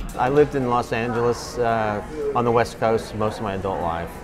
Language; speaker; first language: English; native; English